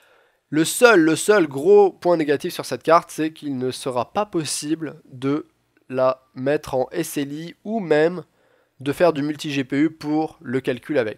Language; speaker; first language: French; native; French